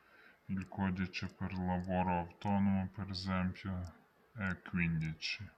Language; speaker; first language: Italian; non-native, learner; Ukrainian